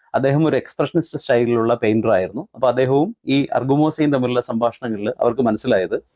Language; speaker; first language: Malayalam; native; Malayalam